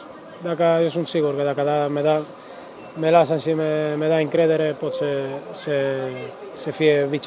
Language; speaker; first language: Romanian; non-native, fluent; Spanish